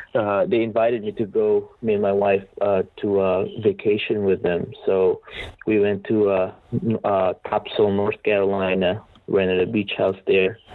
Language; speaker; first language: English; non-native, local second language; Filipino